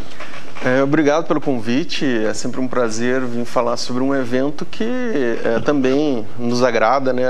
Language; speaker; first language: Portuguese; native; Portuguese